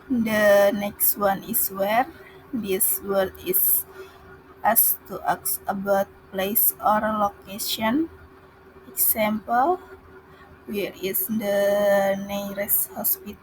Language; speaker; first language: English; non-native, learner; Indonesian